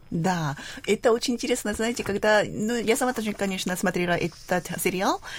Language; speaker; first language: Russian; non-native, fluent; Korean